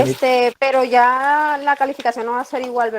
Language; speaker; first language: Spanish; native; Spanish